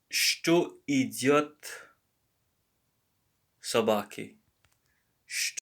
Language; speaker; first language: Russian; non-native, learner; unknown